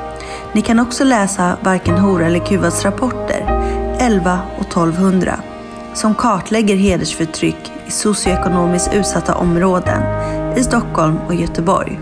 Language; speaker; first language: Swedish; native; Swedish